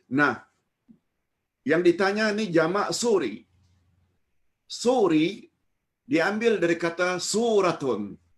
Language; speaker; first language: Malay; native; Malay